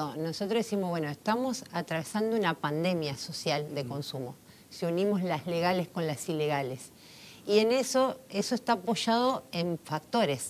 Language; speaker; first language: Spanish; native; Spanish